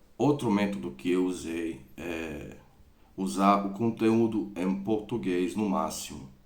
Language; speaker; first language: Portuguese; non-native, fluent; Croatian